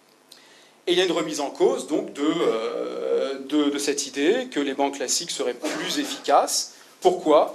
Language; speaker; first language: French; native; French